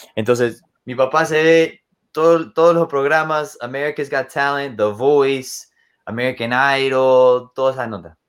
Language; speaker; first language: Spanish; non-native, fluent; English